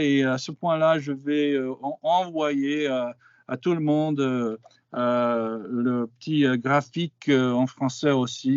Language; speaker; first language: French; non-native, fluent; English